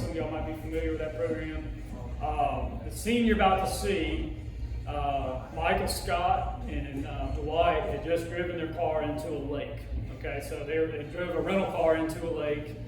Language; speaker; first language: English; native; English